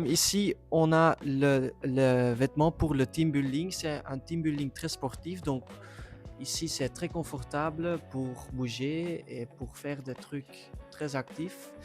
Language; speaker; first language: French; non-native, learner; Dutch